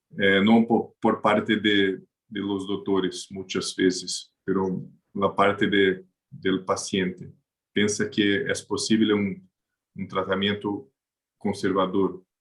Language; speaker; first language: Spanish; non-native, learner; Portuguese